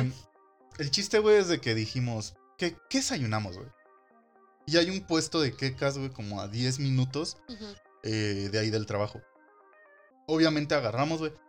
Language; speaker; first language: Spanish; native; Spanish